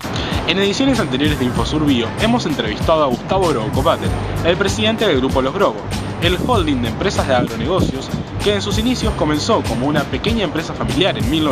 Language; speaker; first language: Spanish; native; Spanish